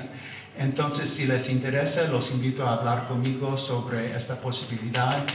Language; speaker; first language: Spanish; non-native, fluent; English